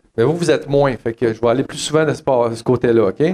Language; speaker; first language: French; native; French